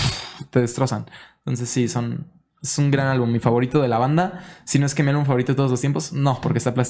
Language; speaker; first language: Spanish; native; Spanish